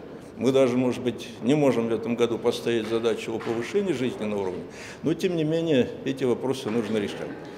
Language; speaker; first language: Russian; native; Russian